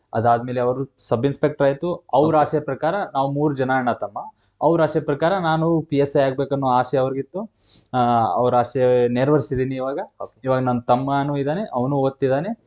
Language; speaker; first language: Kannada; non-native, local second language; Lambadi